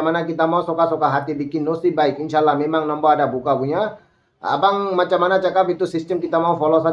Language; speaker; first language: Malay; non-native, learner; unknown